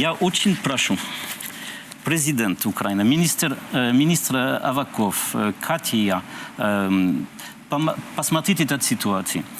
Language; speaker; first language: Russian; non-native, learner; French